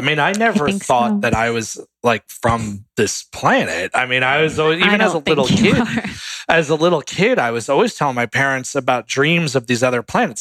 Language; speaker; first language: English; native; English